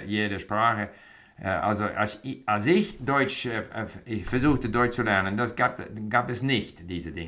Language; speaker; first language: German; non-native, fluent; English